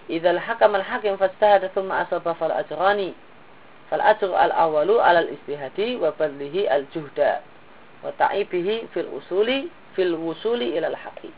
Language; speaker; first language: Arabic; non-native, fluent; Indonesian